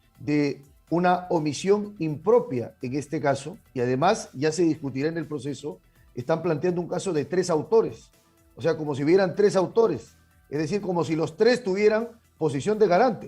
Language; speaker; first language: Spanish; native; Spanish